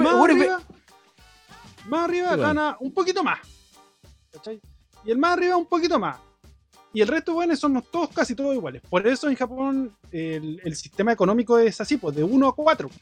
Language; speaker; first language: Spanish; native; Spanish